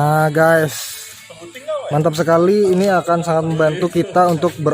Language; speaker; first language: Indonesian; non-native, local second language; Banjar